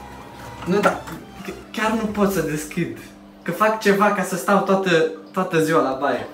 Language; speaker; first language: Romanian; early bilingual, heritage; Romanian